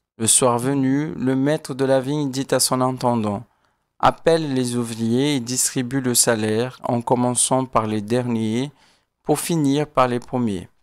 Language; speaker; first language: French; non-native, fluent; Portuguese